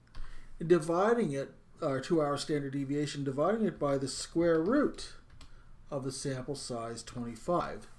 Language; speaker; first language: English; native; English